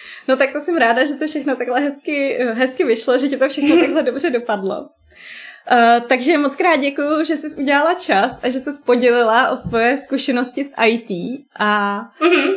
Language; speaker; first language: Czech; native; Czech